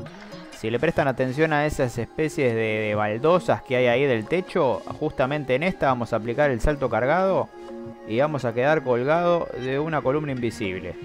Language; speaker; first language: Spanish; native; Spanish